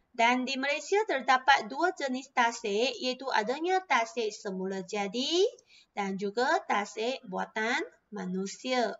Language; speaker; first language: Malay; non-native, local second language; Chinese